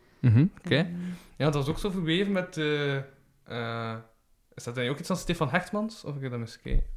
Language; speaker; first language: Dutch; native; Dutch